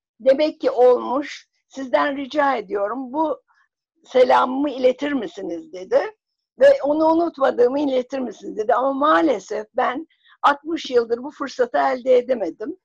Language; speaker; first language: Turkish; native; Turkish